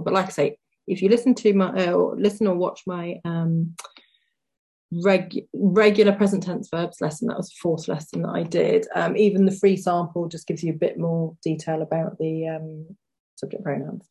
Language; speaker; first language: English; native; English